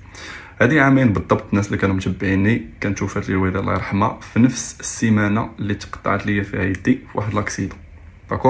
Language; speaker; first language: Arabic; native; Arabic